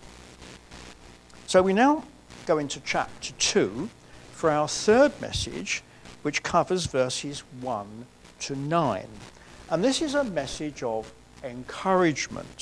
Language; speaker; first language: English; native; English